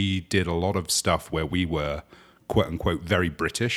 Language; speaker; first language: English; native; English